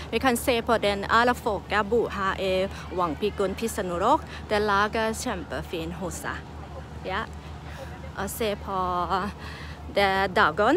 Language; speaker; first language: Norwegian; non-native, learner; Thai